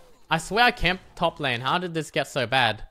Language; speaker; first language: English; native; English